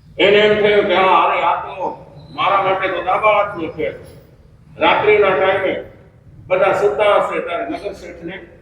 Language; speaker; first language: Gujarati; non-native, local second language; Kachhi